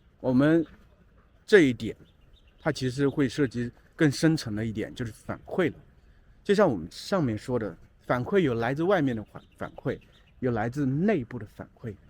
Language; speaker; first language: Chinese; native; Chinese